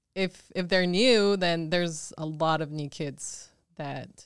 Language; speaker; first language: English; early bilingual, other home language; Spanish